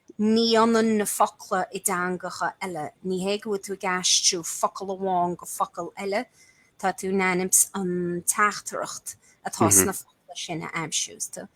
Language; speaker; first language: Irish; native; Irish